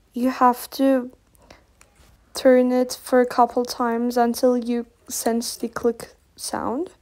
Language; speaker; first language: English; non-native, fluent; Turkish